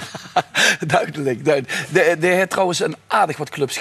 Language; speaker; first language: Dutch; native; Dutch